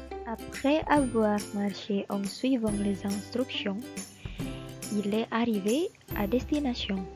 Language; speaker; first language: French; non-native, learner; Indonesian